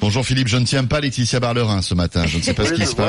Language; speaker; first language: French; native; French